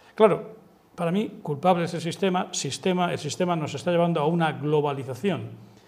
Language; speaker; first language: Spanish; native; Spanish